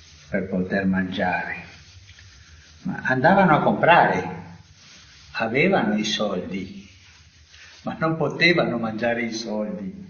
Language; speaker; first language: Italian; non-native, fluent; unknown